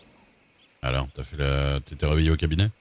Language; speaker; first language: French; native; French